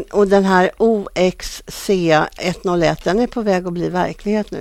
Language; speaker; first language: Swedish; native; Swedish